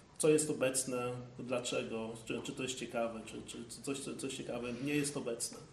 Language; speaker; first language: Polish; native; Polish